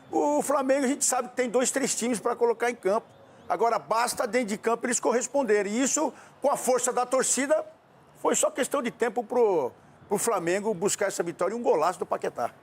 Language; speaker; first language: Portuguese; native; Portuguese